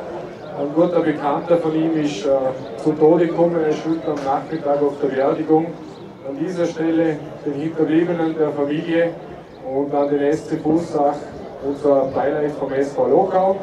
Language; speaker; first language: German; native; German